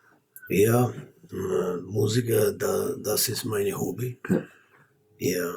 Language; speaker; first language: German; non-native, learner; Armenian